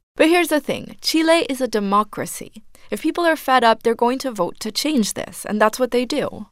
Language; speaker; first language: English; non-native, fluent; Spanish